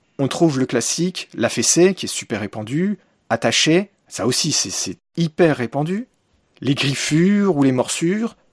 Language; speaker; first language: French; native; French